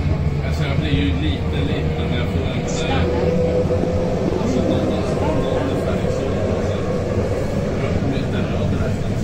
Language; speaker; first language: Swedish; native; Swedish